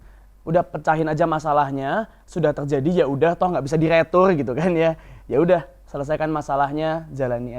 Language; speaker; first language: Indonesian; native; Indonesian